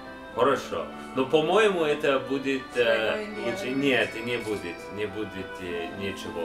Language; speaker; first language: Russian; non-native, learner; English